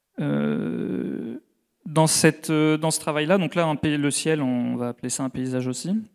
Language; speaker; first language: French; native; French